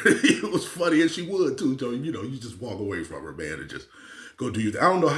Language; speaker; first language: English; native; English